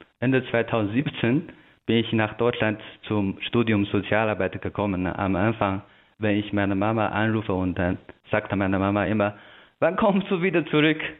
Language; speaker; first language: German; non-native, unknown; Chinese